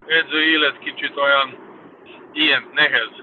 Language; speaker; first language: Hungarian; non-native, fluent; Serbian